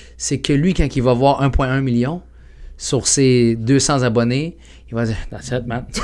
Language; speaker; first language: French; early bilingual, other home language; Arabic